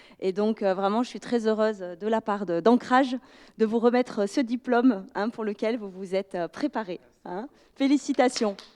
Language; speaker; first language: French; native; French